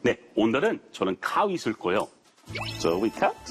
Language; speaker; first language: Korean; non-native, learner; English